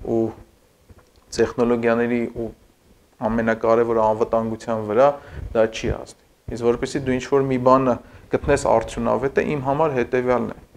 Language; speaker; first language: Armenian; native; Armenian